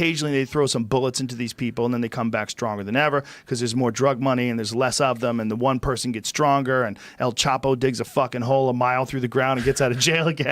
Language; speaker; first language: English; native; English